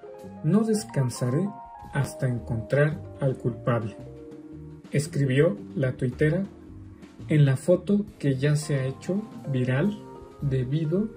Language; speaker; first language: Spanish; native; Spanish